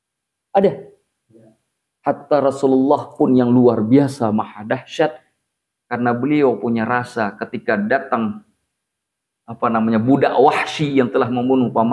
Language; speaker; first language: Indonesian; native; Indonesian